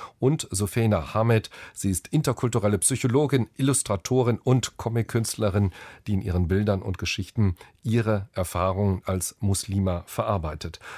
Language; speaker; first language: German; native; German